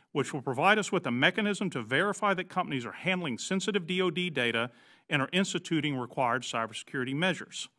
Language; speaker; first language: English; native; English